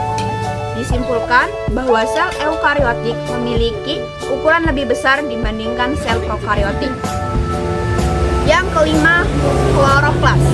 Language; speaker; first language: Indonesian; native; Indonesian